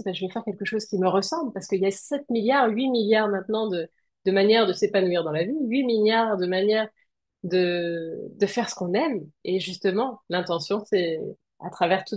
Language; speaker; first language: French; native; French